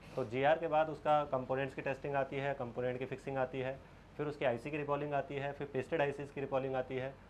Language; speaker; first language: Hindi; native; Hindi